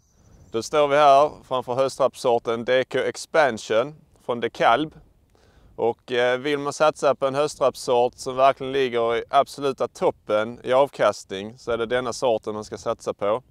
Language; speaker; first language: Swedish; native; Swedish